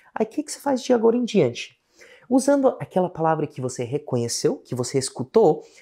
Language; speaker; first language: Portuguese; non-native, fluent; English